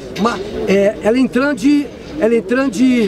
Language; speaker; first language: French; non-native, learner; Portuguese